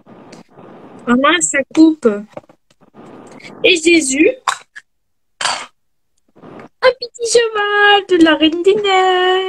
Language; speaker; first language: French; native; French